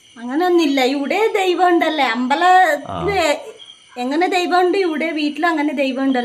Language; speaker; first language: Malayalam; non-native, learner; Kannada